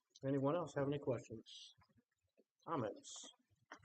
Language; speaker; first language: English; native; English